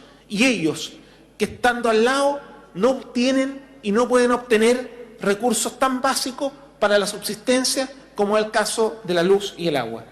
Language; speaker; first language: Spanish; native; Spanish